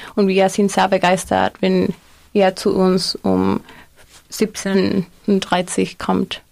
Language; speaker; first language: German; non-native, learner; Spanish